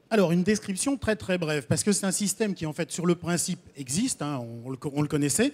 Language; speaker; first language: French; native; French